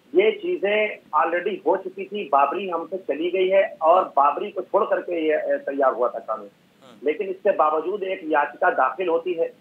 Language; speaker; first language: Hindi; native; Hindi